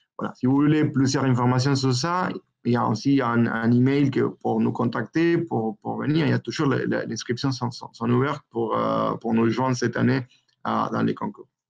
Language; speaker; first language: French; non-native, fluent; Spanish